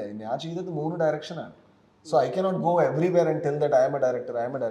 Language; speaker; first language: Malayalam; non-native, learner; Kannada